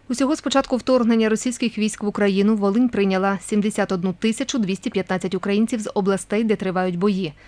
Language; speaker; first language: Ukrainian; native; Ukrainian